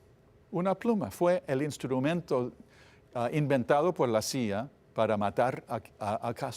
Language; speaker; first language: Spanish; non-native, fluent; English